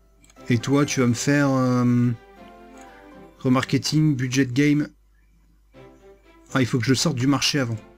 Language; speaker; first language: French; native; French